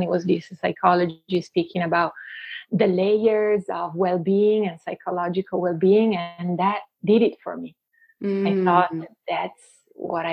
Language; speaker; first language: English; non-native, fluent; Italian